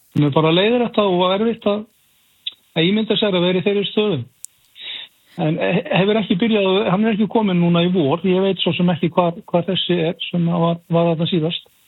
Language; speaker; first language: Icelandic; native; Icelandic